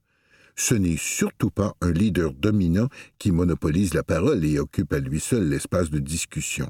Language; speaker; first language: French; native; French